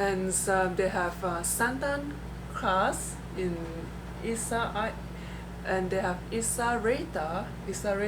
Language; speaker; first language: English; non-native, fluent; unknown